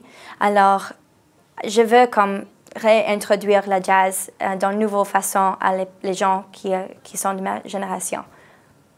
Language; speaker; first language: French; non-native, local second language; English